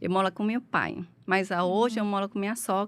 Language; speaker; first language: Portuguese; non-native, learner; Chinese